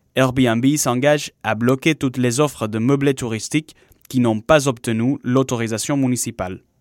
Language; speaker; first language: French; non-native, fluent; Spanish